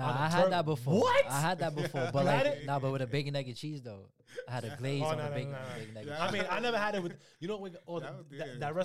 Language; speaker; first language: English; native; English